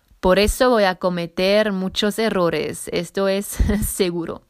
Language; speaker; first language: Spanish; non-native, fluent; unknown